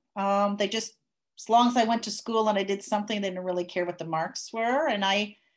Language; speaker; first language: English; native; English